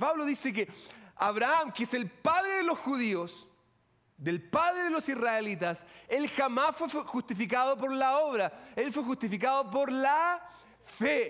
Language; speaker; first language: Spanish; native; Spanish